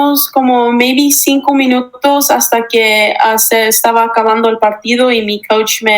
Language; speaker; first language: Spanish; early bilingual, heritage; English